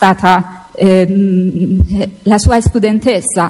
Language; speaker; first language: Italian; non-native, fluent; Persian